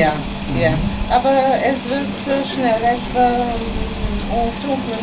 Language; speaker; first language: German; non-native, fluent; Bulgarian